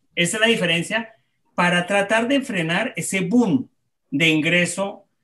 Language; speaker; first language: Spanish; native; Spanish